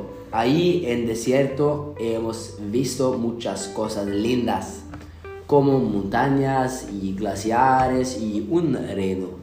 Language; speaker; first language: Spanish; non-native, learner; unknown